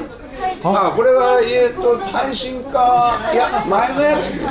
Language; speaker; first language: Japanese; native; Japanese